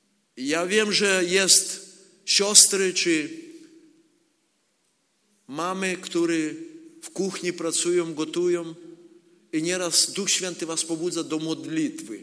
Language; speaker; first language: Polish; non-native, learner; Ukrainian